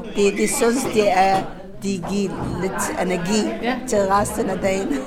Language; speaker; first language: Danish; non-native, learner; Central Kurdish